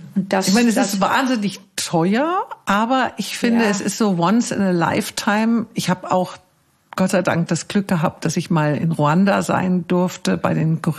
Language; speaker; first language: German; native; German